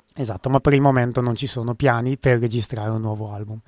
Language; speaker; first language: Italian; native; Italian